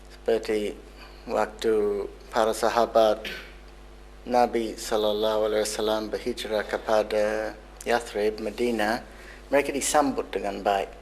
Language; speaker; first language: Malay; non-native, fluent; English